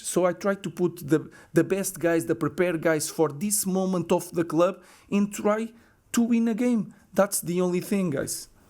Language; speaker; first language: English; non-native, fluent; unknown